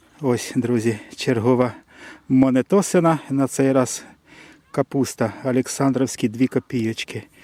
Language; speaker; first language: Ukrainian; non-native, local second language; Russian